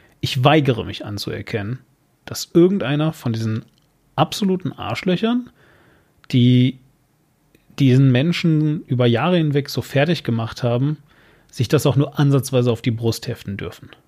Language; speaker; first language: German; native; German